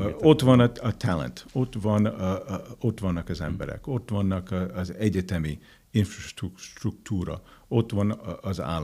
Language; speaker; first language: Hungarian; non-native, fluent; English